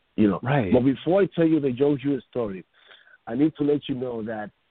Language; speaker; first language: English; non-native, fluent; Spanish